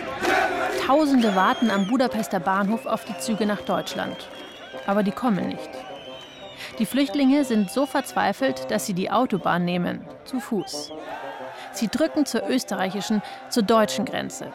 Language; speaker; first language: German; native; German